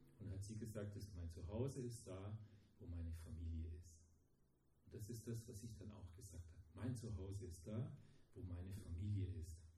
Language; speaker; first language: German; early bilingual, heritage; German